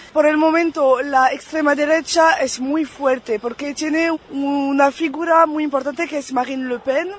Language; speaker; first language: Spanish; non-native, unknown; French